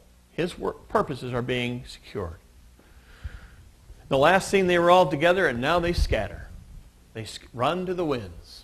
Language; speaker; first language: English; native; English